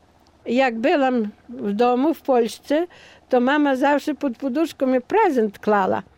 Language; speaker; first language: Polish; non-native, local second language; Ukrainian